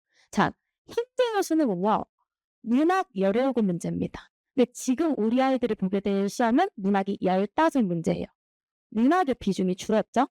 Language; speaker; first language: Korean; native; Korean